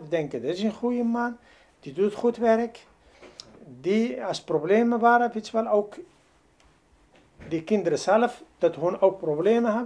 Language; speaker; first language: Dutch; non-native, learner; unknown